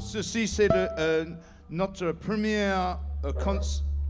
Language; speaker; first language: French; non-native, learner; English